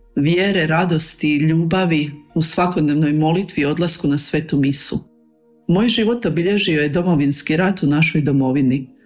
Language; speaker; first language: Croatian; native; Croatian